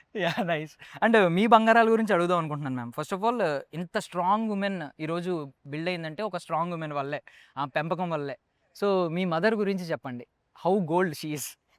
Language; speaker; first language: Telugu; native; Telugu